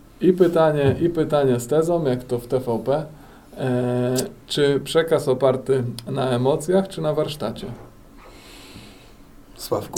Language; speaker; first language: Polish; native; Polish